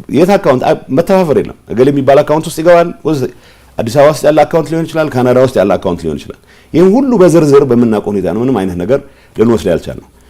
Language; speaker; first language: Amharic; non-native, local second language; Tigrinya